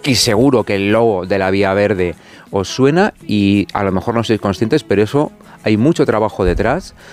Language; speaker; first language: Spanish; native; Spanish